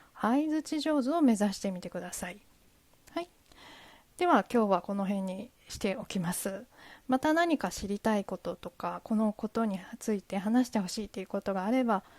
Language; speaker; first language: Japanese; native; Japanese